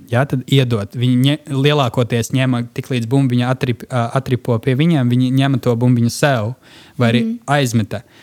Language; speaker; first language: Latvian; non-native, local second language; Russian